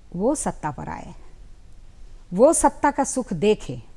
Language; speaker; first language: Hindi; native; Hindi